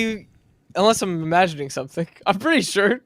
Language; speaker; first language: English; native; English